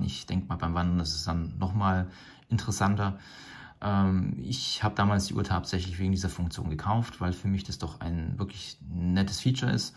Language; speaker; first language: German; native; German